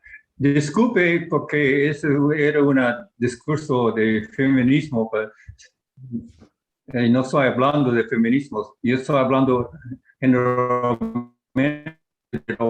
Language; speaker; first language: Spanish; non-native, fluent; English